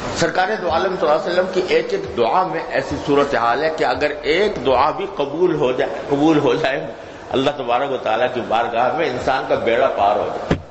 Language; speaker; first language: Urdu; native; Urdu